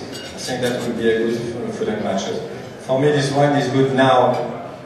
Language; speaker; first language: English; non-native, fluent; French